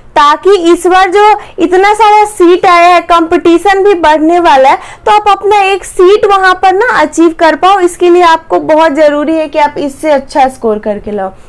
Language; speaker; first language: Hindi; native; Hindi